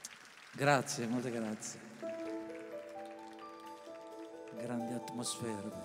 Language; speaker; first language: Italian; native; Italian